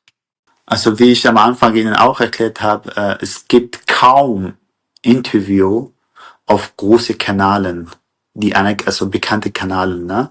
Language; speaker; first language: German; non-native, fluent; Kurdish